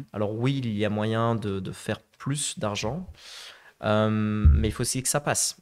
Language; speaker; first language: French; native; French